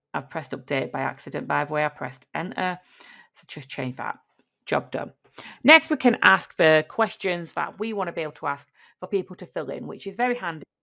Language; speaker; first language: English; native; English